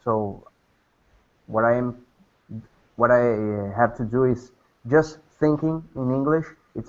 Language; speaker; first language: English; non-native, learner; Portuguese